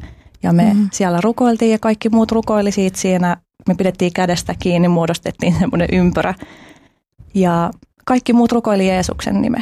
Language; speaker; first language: Finnish; early bilingual, other home language; Albanian